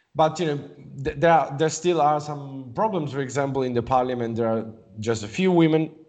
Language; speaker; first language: English; non-native, fluent; Italian